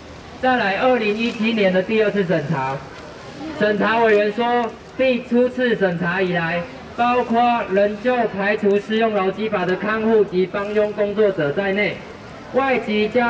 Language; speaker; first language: Chinese; native; Chinese